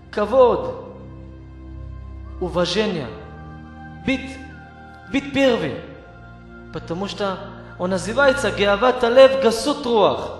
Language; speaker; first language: Russian; non-native, fluent; Hebrew